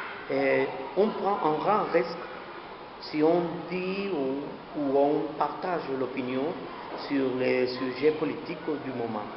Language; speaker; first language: French; non-native, learner; Spanish